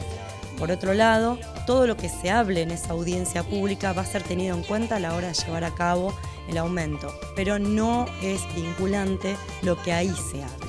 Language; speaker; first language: Spanish; native; Spanish